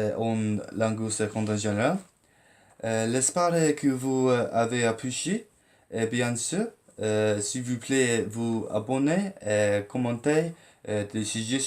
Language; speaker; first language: French; non-native, learner; English